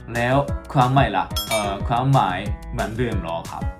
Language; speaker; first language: Thai; non-native, fluent; Japanese